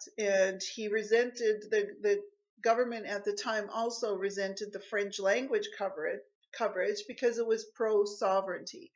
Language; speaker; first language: English; native; English